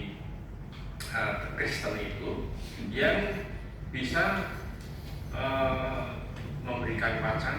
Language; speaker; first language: Indonesian; native; Indonesian